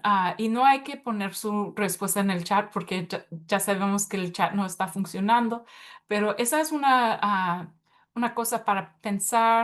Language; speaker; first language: Spanish; early bilingual, heritage; Spanish